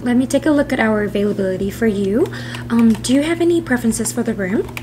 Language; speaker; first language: English; non-native, fluent; Vietnamese